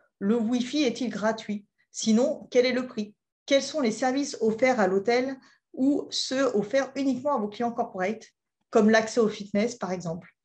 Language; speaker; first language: French; native; French